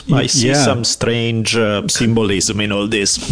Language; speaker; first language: English; non-native, fluent; Italian